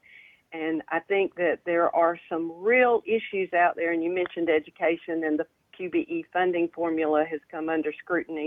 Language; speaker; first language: English; native; English